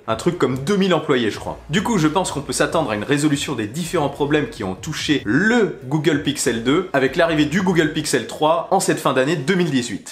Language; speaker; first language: French; native; French